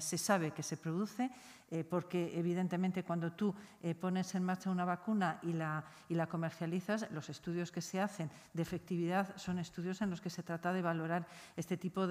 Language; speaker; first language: Spanish; native; Spanish